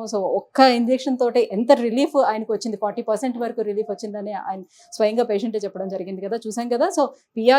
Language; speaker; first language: Telugu; native; Telugu